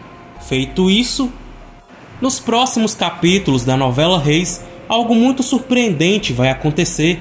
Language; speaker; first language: Portuguese; native; Portuguese